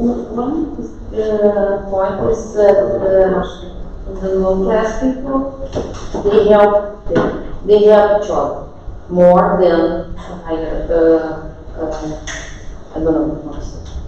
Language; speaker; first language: English; non-native, fluent; Portuguese